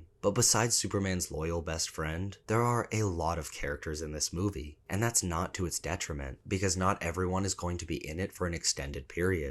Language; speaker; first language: English; native; English